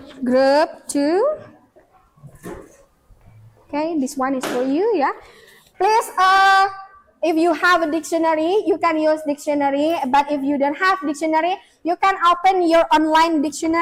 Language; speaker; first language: English; non-native, fluent; Indonesian